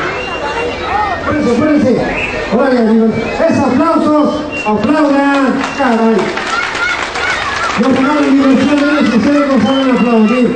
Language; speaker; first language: Spanish; native; Spanish